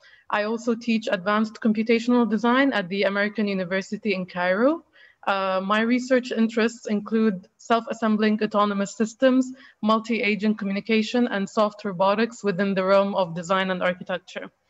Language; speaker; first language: English; non-native, fluent; Arabic